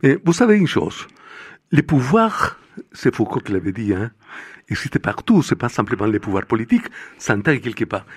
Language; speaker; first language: French; non-native, fluent; Spanish